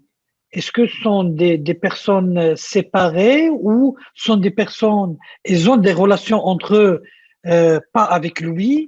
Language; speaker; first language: French; non-native, local second language; Arabic